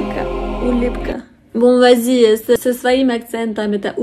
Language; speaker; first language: Russian; non-native, fluent; French